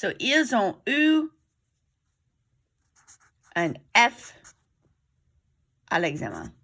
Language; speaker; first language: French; non-native, fluent; English